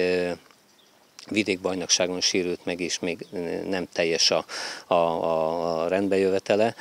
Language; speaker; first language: Hungarian; native; Hungarian